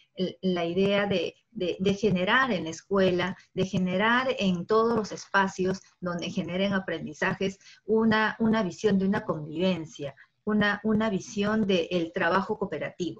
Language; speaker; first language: Spanish; native; Spanish